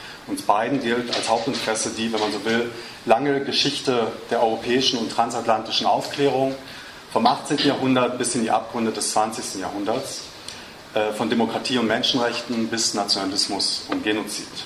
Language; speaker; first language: German; native; German